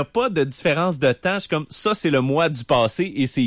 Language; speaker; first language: French; native; French